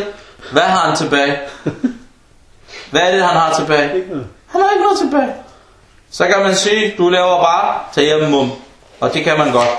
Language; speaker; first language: Danish; non-native, fluent; Arabic